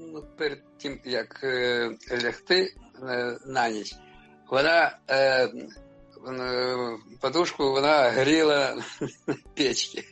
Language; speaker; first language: Ukrainian; non-native, local second language; Russian